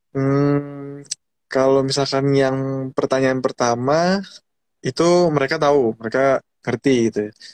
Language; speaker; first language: Indonesian; native; Indonesian